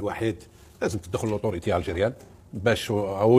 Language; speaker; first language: Arabic; native; Arabic